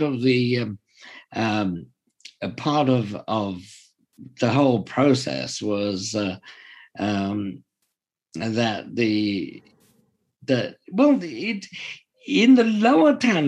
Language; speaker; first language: English; native; English